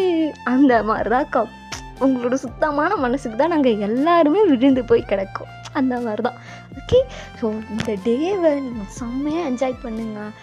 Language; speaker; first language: Tamil; native; Tamil